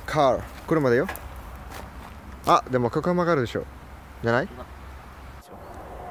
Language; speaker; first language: Japanese; non-native, learner; Spanish